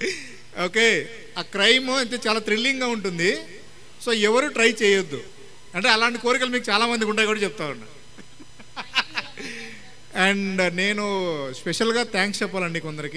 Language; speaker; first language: Telugu; native; Telugu